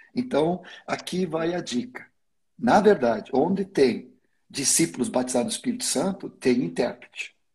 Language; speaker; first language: Portuguese; non-native, fluent; Swedish